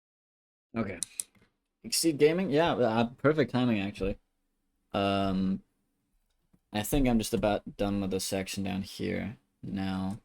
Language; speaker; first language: English; native; English